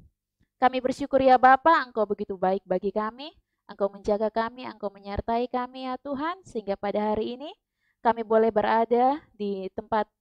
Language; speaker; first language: Indonesian; native; Indonesian